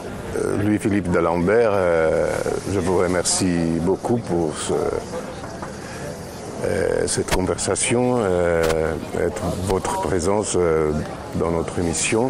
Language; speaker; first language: French; non-native, fluent; Greek